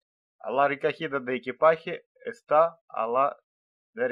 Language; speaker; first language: Spanish; non-native, learner; Russian